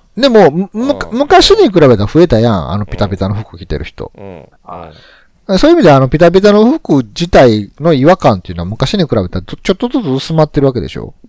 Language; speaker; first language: Japanese; native; Japanese